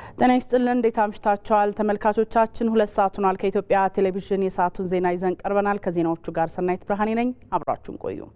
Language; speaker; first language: Amharic; native; Amharic